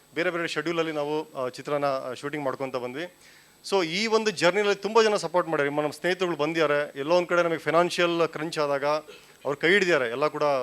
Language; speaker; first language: Kannada; native; Kannada